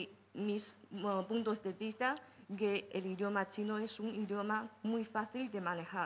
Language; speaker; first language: Spanish; non-native, fluent; Chinese